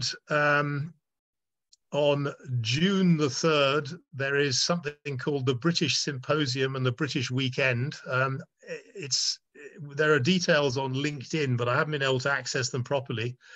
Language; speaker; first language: English; native; English